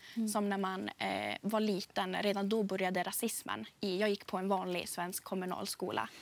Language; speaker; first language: Swedish; native; Swedish